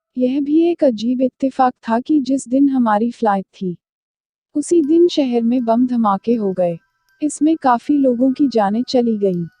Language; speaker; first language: Hindi; native; Hindi